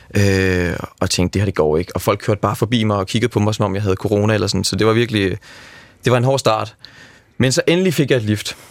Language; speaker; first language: Danish; native; Danish